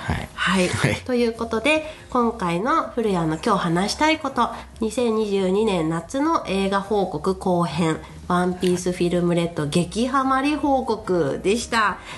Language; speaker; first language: Japanese; native; Japanese